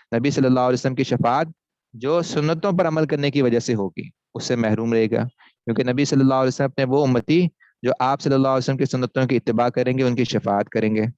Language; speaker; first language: Urdu; non-native, local second language; Punjabi